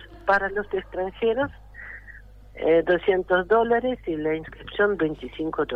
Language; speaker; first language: Spanish; non-native, fluent; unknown